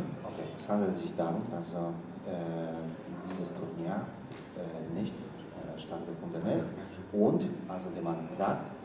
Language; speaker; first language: German; non-native, learner; Polish